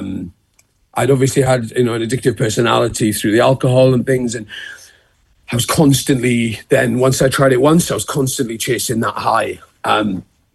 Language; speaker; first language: English; native; English